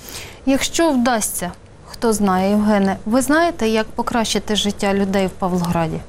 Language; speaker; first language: Ukrainian; native; Ukrainian